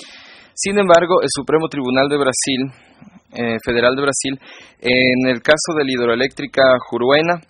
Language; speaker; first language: Spanish; native; Spanish